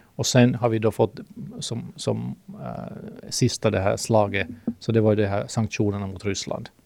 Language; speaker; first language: Swedish; native; Swedish